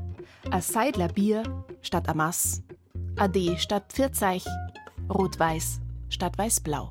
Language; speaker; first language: German; native; German